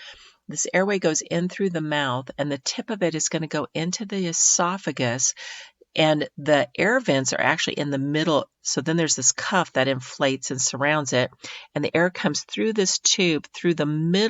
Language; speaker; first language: English; native; English